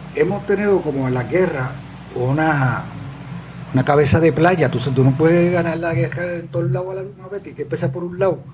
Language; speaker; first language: Spanish; native; Spanish